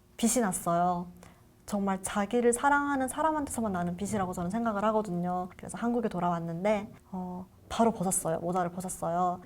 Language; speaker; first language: Korean; native; Korean